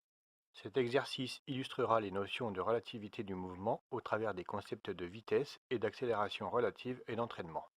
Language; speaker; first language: French; native; French